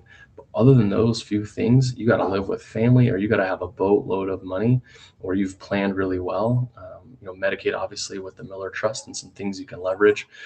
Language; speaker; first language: English; native; English